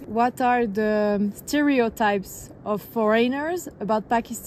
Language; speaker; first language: English; non-native, fluent; French